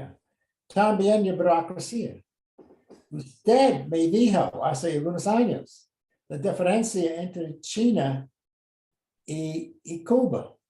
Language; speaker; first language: Spanish; non-native, fluent; English